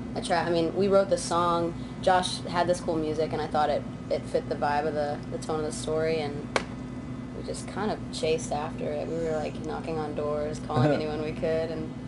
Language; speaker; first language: English; native; English